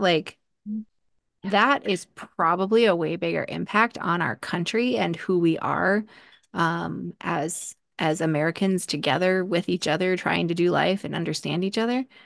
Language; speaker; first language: English; native; English